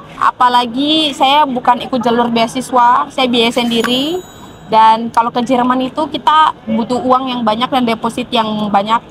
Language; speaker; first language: Indonesian; native; Indonesian